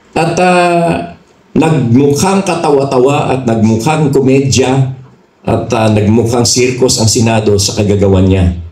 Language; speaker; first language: Filipino; non-native, local second language; Cebuano